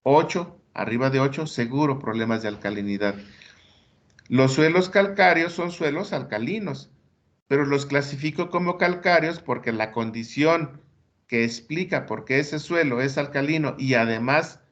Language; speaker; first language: Spanish; native; Spanish